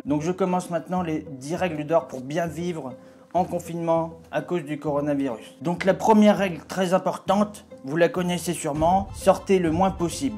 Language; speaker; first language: French; native; French